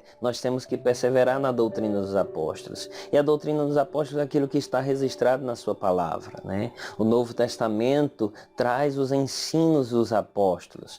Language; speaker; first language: Portuguese; native; Portuguese